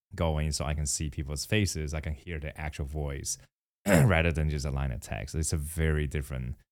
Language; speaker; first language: English; non-native, fluent; Chinese